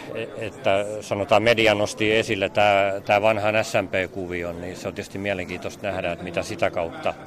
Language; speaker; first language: Finnish; native; Finnish